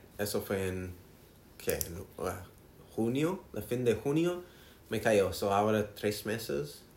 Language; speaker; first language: Spanish; non-native, learner; English